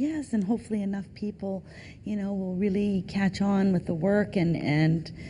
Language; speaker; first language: English; native; English